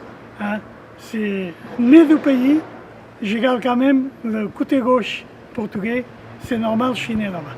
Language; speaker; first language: French; native; French